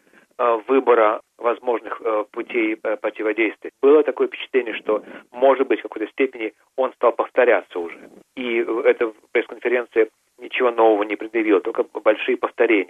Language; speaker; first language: Russian; native; Russian